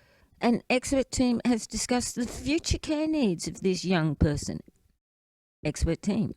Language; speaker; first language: English; native; English